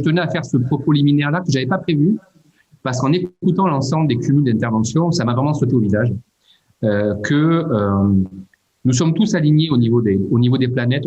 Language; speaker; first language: French; native; French